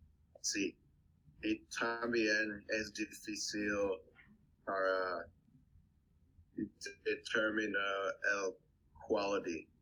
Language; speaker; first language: Spanish; non-native, learner; English